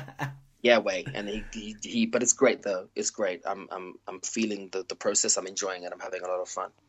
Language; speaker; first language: English; early bilingual, other home language; Shona